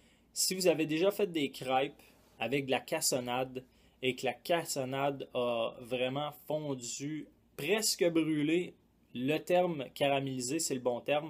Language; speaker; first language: French; native; French